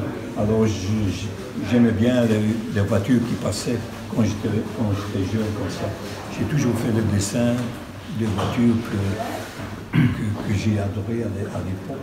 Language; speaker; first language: French; non-native, local second language; Dutch